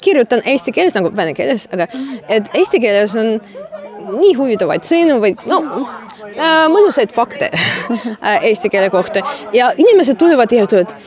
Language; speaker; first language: Estonian; non-native, fluent; Russian